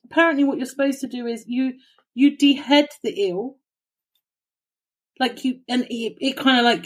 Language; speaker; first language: English; native; English